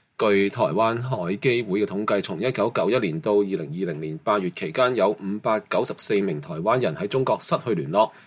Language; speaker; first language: Chinese; non-native, local second language; Cantonese